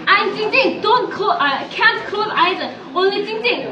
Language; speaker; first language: English; non-native, learner; Korean